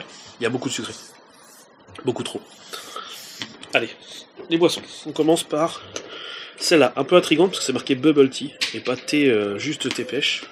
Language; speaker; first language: French; native; French